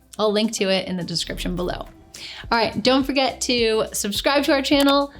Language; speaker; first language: English; native; English